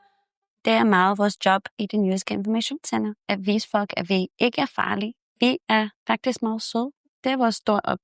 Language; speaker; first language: Danish; non-native, fluent; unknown